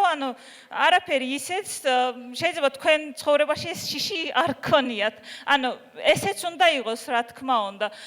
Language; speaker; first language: Georgian; non-native, local second language; Azerbaijani